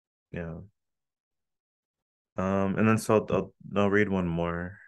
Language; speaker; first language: English; early bilingual, other home language; Spanish